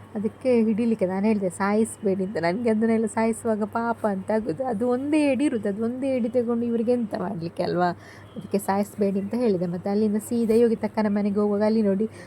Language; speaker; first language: Kannada; native; Kannada